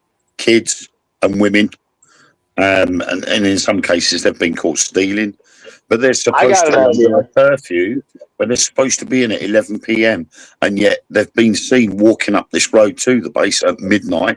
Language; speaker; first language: English; native; English